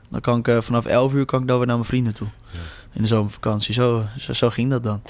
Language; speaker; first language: Dutch; early bilingual, heritage; Dutch